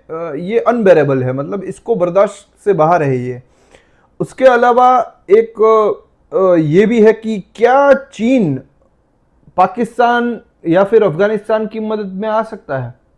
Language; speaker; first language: Hindi; non-native, local second language; Gujarati